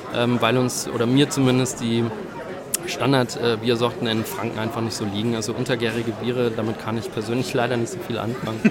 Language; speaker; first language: German; native; German